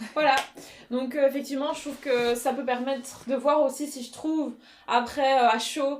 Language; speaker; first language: French; native; French